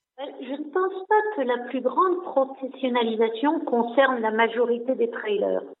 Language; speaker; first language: French; non-native, local second language; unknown